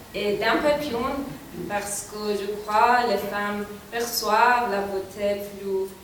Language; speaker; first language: French; non-native, fluent; Persian